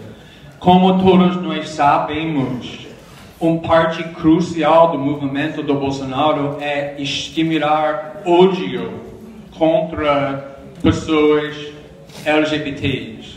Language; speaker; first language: Portuguese; non-native, fluent; English